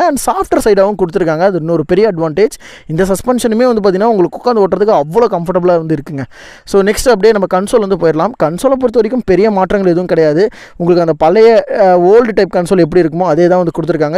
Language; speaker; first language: Tamil; native; Tamil